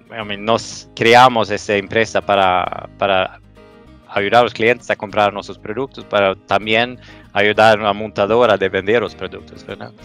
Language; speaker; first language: Portuguese; non-native, fluent; Swedish